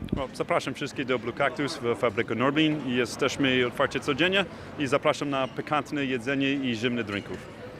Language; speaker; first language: Polish; non-native, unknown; English